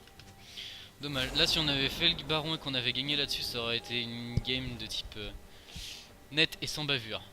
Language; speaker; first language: French; native; French